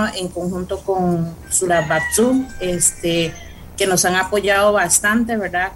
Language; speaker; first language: Spanish; non-native, local second language; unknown